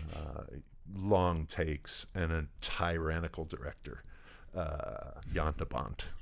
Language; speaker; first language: English; native; English